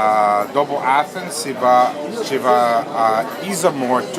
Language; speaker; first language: Italian; non-native, learner; English